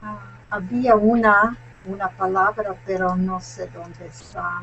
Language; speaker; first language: Spanish; non-native, learner; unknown